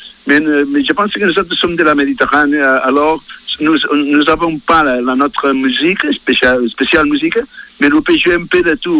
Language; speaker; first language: French; non-native, learner; Spanish